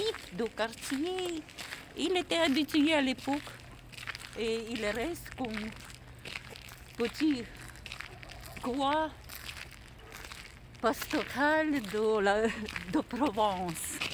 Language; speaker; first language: French; non-native, learner; Russian